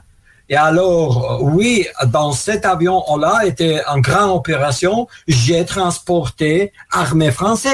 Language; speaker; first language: French; non-native, learner; Russian